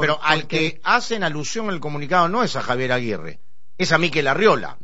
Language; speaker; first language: Spanish; native; Spanish